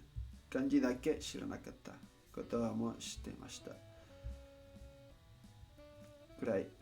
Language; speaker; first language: Japanese; non-native, learner; Spanish